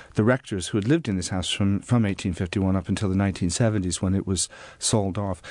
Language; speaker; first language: English; native; English